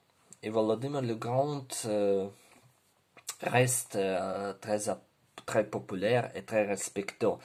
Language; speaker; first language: French; non-native, learner; Ukrainian